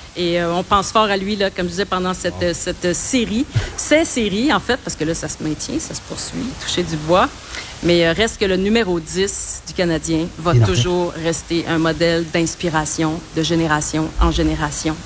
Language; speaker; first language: French; native; French